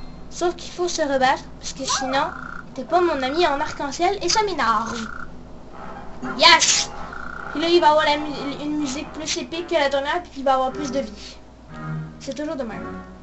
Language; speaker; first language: French; native; French